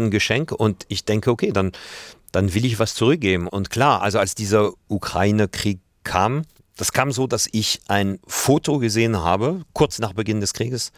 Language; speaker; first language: German; non-native, fluent; French